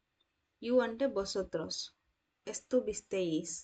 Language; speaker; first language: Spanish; non-native, fluent; Telugu